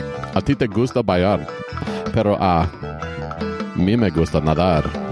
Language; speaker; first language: Spanish; non-native, learner; English